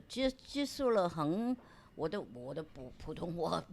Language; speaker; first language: Chinese; non-native, local second language; Wu Chinese